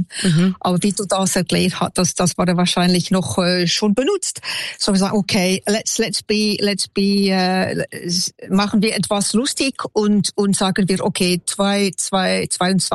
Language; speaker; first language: German; non-native, local second language; French